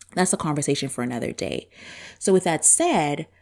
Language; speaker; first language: English; non-native, local second language; Bemba